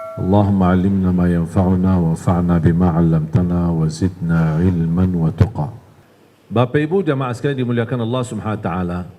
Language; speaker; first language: Malay; non-native, fluent; Arabic